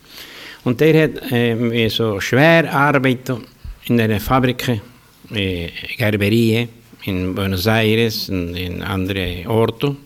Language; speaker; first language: German; early bilingual, heritage; German